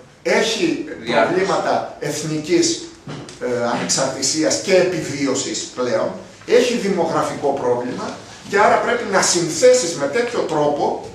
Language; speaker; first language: Greek; native; Greek